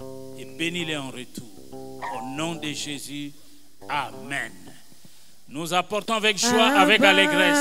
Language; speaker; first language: French; non-native, local second language; Lingala